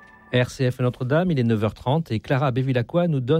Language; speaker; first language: French; native; French